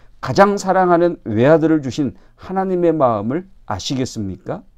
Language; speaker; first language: Korean; native; Korean